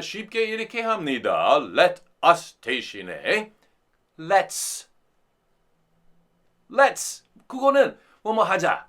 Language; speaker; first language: Korean; non-native, fluent; English